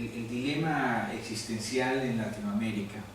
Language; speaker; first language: Spanish; native; Spanish